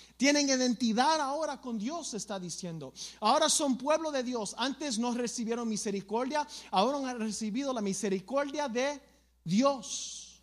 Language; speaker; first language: Spanish; early bilingual, other home language; English